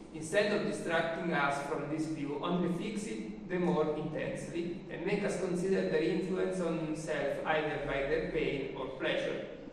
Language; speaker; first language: English; non-native, learner; Italian